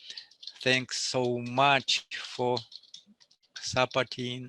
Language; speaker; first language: English; non-native, fluent; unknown